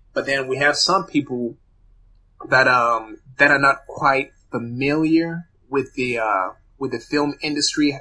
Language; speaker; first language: English; early bilingual, other home language; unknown